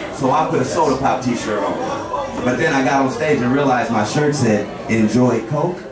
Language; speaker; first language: English; native; English